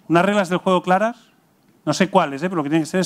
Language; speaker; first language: Spanish; native; Spanish